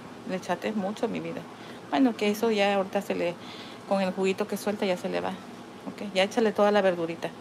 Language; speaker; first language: Spanish; native; Spanish